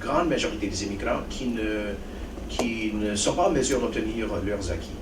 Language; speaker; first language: French; non-native, local second language; English